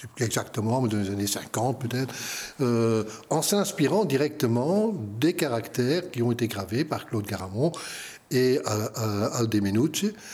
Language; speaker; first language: French; non-native, local second language; Dutch